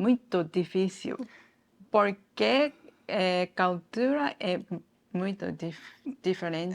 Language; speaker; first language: Portuguese; non-native, learner; Japanese